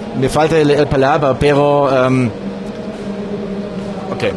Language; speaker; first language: Spanish; non-native, learner; German